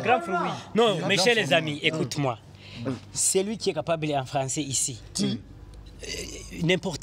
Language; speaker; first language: French; non-native, local second language; Rundi